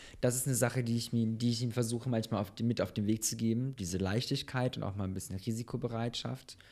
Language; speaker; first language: German; early bilingual, other home language; Bosnian